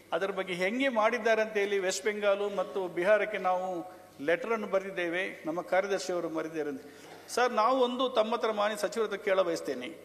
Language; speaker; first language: Kannada; non-native, local second language; Tulu